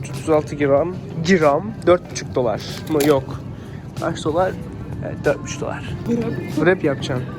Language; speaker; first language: Turkish; native; Turkish